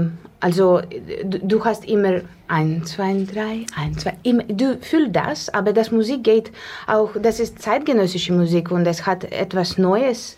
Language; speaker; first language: German; non-native, learner; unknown